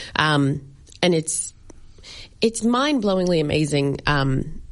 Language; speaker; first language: English; native; English